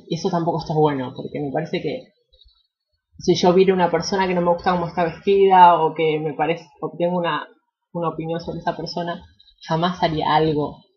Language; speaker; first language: Spanish; native; Spanish